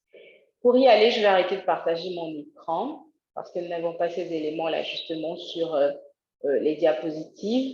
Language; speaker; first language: French; native; French